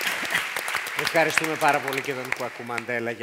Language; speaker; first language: Greek; native; Greek